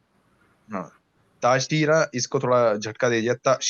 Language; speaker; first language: Hindi; native; Hindi